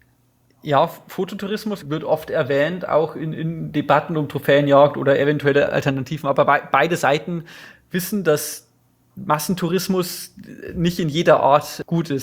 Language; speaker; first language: German; native; German